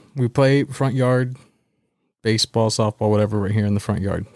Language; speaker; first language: English; native; English